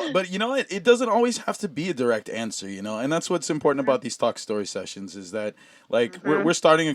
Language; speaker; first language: English; native; English